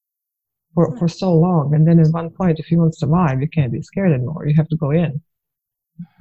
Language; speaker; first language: English; non-native, fluent; Bosnian